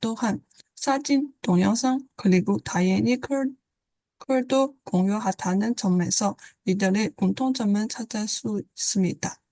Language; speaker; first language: Korean; non-native, learner; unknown